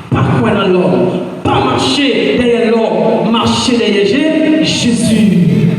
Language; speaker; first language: French; non-native, local second language; Haitian Creole